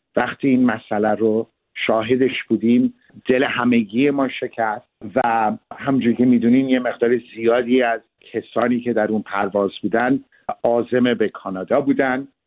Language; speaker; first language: Persian; early bilingual, heritage; Persian